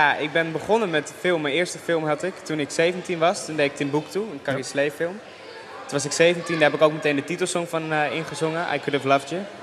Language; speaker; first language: Dutch; native; Dutch